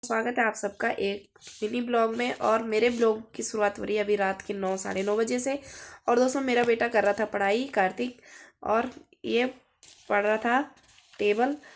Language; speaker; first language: Hindi; native; Hindi